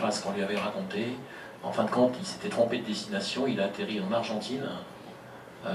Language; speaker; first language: French; native; French